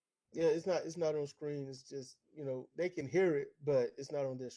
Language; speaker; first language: English; native; English